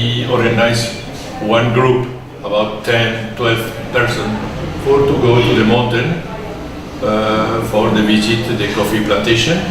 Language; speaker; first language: English; non-native, learner; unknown